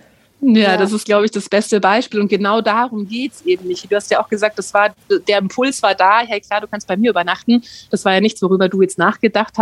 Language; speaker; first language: German; native; German